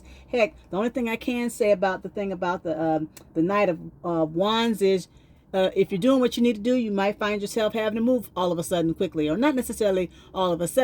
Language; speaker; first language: English; native; English